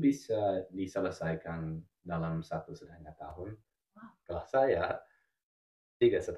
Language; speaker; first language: Indonesian; non-native, fluent; English